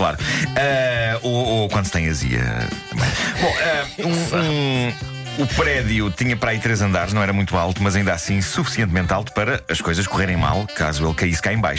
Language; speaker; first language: Portuguese; native; Portuguese